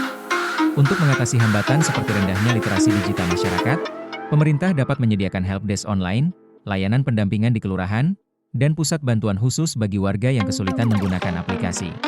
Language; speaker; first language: Indonesian; native; Indonesian